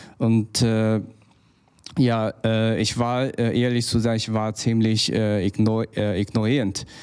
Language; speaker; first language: German; non-native, learner; Chinese